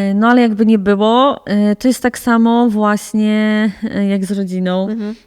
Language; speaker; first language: Polish; native; Polish